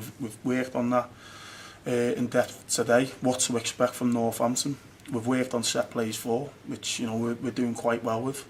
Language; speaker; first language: English; native; English